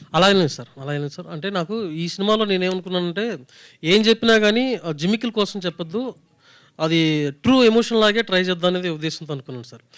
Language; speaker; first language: Telugu; native; Telugu